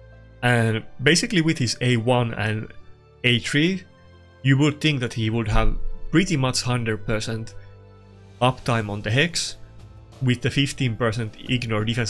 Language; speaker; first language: English; non-native, fluent; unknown